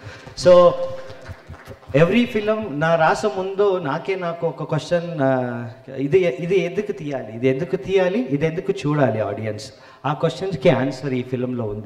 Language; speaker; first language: Telugu; non-native, learner; Kannada